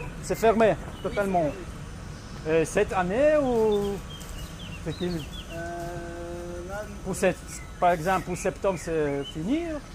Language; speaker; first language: French; non-native, learner; Polish